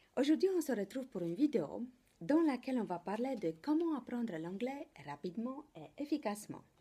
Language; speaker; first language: French; non-native, fluent; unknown